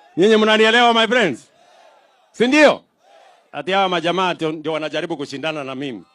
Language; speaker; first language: Swahili; non-native, local second language; Kalenjin